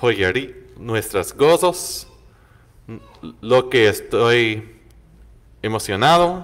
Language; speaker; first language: Spanish; non-native, fluent; English